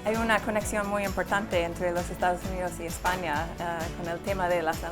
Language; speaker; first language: Spanish; non-native, fluent; English